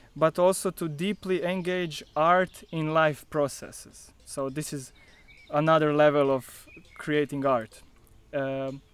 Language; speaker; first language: English; non-native, fluent; Croatian